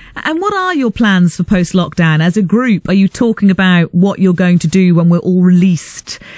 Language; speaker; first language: English; native; English